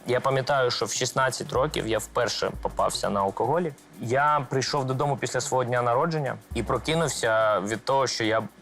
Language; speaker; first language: Ukrainian; non-native, local second language; Russian